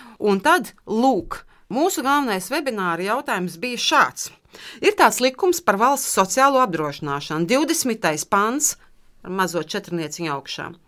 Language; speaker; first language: Latvian; native; Latvian